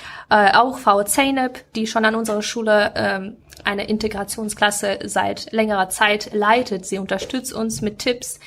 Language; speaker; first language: German; non-native, fluent; Ukrainian